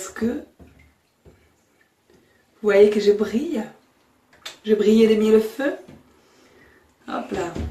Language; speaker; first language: French; native; French